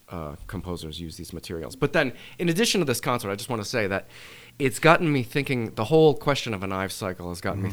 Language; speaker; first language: English; native; English